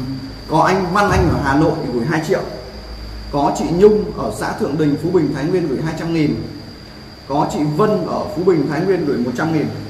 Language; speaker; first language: Vietnamese; native; Vietnamese